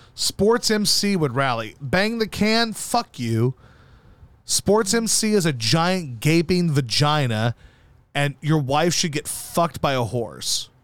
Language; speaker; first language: English; native; English